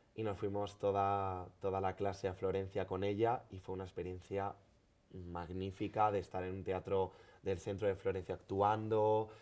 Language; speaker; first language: Spanish; native; Spanish